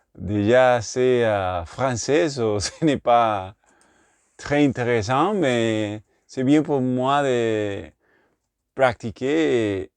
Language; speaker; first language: French; non-native, learner; Spanish